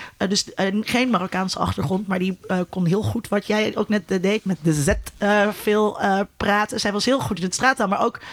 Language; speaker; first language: Dutch; native; Dutch